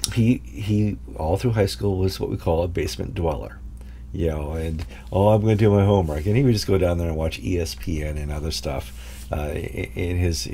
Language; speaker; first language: English; native; English